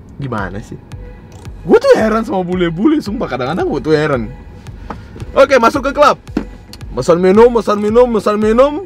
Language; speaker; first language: Indonesian; non-native, fluent; Russian